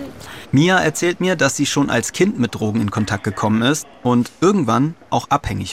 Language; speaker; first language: German; native; German